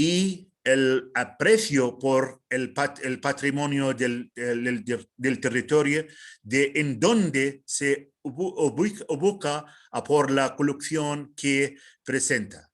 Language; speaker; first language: Spanish; non-native, fluent; Arabic